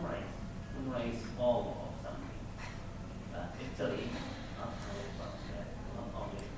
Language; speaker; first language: English; non-native, learner; Indonesian